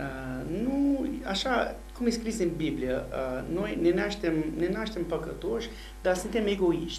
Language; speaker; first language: Romanian; non-native, fluent; English